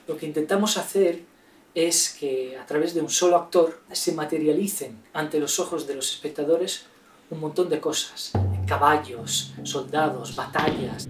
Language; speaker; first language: Spanish; non-native, fluent; Italian